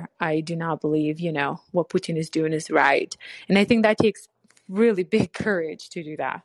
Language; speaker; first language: English; non-native, fluent; Ukrainian